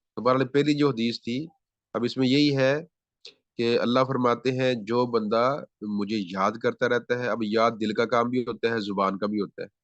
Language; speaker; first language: Urdu; non-native, local second language; Punjabi